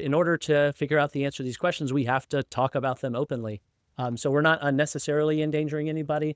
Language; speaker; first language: English; native; English